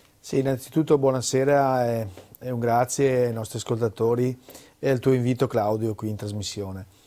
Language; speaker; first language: Italian; native; Italian